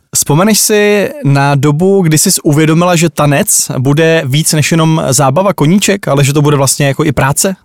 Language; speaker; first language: Czech; native; Czech